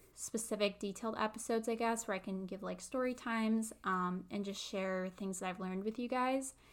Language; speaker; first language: English; native; English